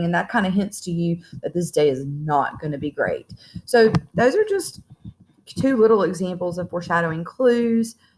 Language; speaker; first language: English; native; English